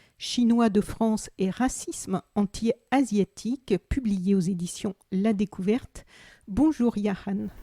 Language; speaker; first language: French; native; French